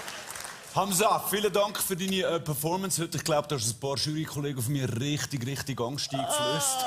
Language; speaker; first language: German; native; German